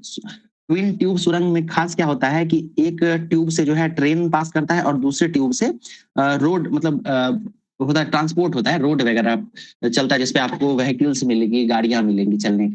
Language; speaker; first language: Hindi; native; Hindi